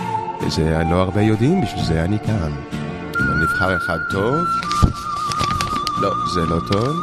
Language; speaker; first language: Hebrew; native; Hebrew